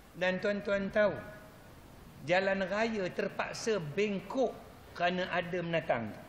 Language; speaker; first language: Malay; non-native, local second language; Chinese